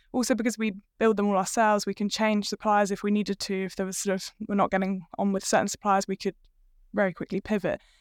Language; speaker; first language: English; native; English